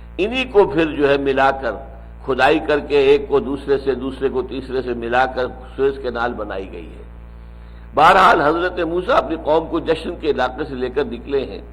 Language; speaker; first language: Urdu; native; Urdu